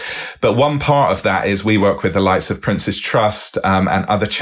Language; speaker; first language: English; native; English